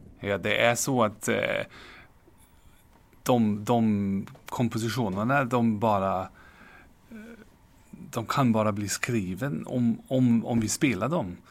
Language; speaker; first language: Swedish; non-native, fluent; German